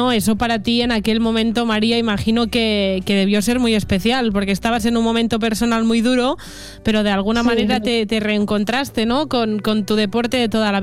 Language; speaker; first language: Spanish; non-native, local second language; Catalan